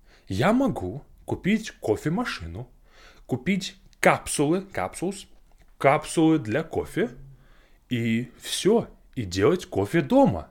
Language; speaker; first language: Russian; non-native, fluent; English